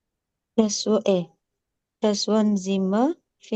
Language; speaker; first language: German; non-native, learner; Indonesian